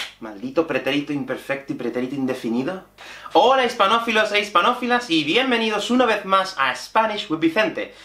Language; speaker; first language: Spanish; native; Spanish